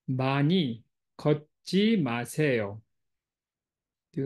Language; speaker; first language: Korean; non-native, fluent; English